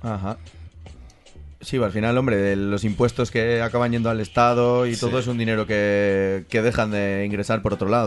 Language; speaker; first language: Spanish; native; Spanish